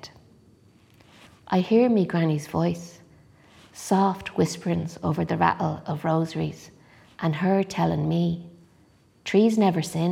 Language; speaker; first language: English; native; English